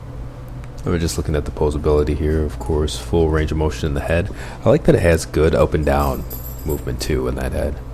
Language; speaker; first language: English; native; English